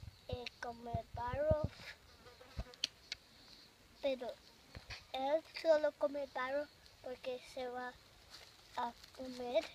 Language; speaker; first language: Spanish; non-native, learner; English